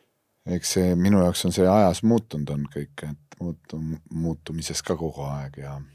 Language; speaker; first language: Estonian; native; Estonian